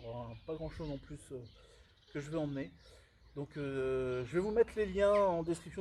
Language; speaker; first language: French; native; French